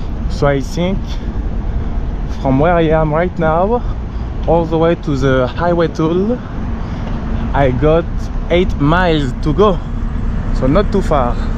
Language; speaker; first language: English; non-native, fluent; French